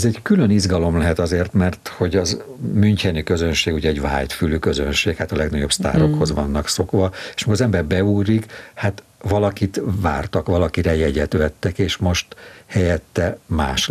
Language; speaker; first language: Hungarian; native; Hungarian